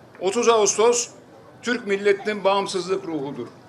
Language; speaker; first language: Turkish; native; Turkish